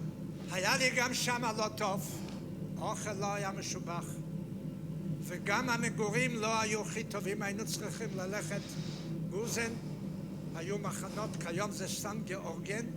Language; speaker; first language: Hebrew; non-native, fluent; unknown